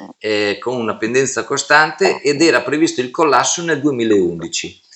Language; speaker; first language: Italian; native; Italian